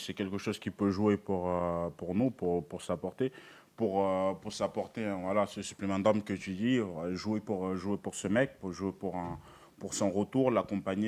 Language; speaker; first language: French; native; French